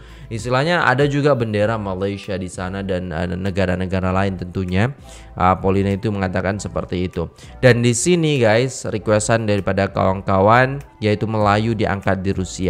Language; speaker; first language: Indonesian; native; Indonesian